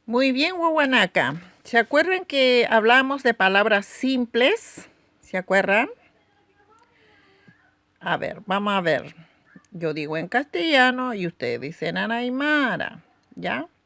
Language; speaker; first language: Spanish; non-native, local second language; Aymara